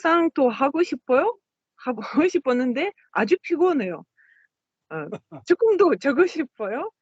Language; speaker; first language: Korean; non-native, learner; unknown